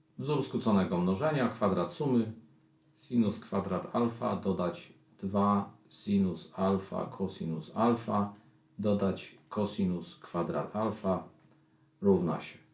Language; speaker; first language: Polish; native; Polish